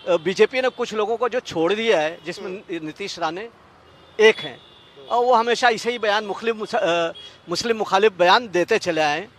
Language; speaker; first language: Hindi; native; Hindi